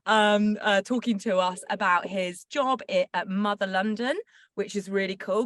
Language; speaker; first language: English; native; English